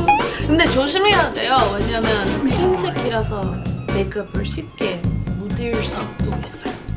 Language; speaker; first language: Korean; non-native, fluent; English